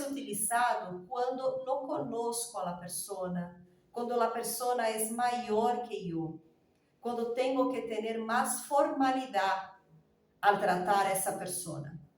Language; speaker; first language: Spanish; non-native, fluent; Portuguese